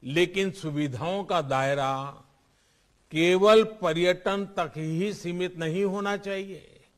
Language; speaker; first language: Hindi; non-native, local second language; Gujarati